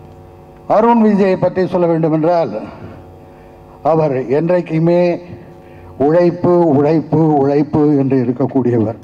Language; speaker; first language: Tamil; native; Tamil